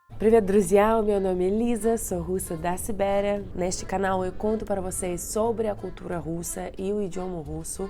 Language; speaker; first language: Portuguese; non-native, fluent; Russian